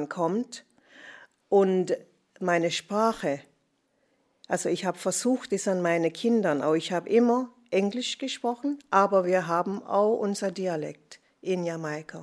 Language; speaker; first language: German; non-native, fluent; English